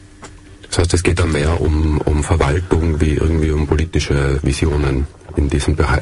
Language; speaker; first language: German; native; German